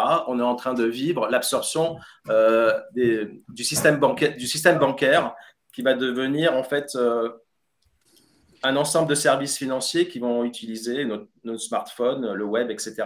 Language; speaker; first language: French; native; French